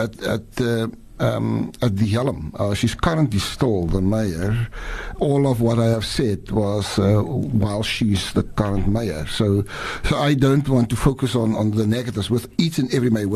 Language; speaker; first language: English; non-native, local second language; Afrikaans